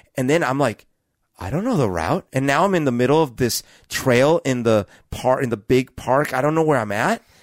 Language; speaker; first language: English; non-native, fluent; Spanish